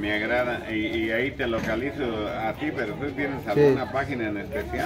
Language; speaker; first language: Spanish; native; Spanish